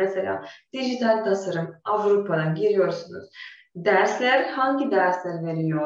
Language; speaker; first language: Turkish; non-native, fluent; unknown